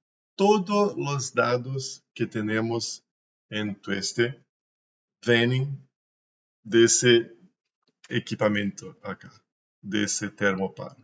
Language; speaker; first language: Spanish; non-native, learner; Portuguese